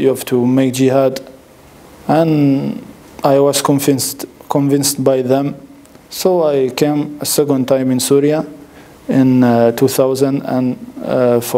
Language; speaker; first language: English; non-native, learner; French